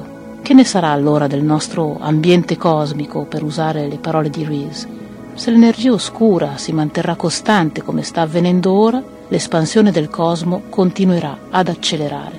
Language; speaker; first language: Italian; native; Italian